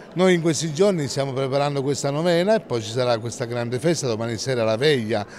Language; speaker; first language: Italian; native; Italian